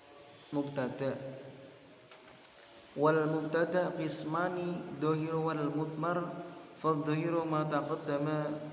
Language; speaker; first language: Arabic; non-native, learner; Indonesian